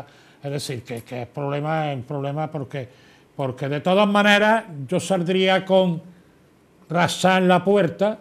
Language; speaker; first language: Spanish; native; Spanish